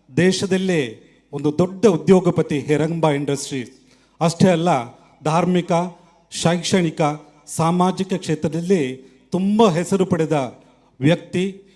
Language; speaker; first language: Kannada; non-native, local second language; Tulu